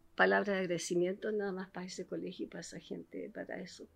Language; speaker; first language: Spanish; native; Spanish